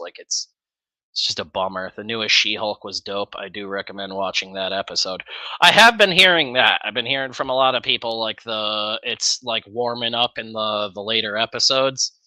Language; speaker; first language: English; native; English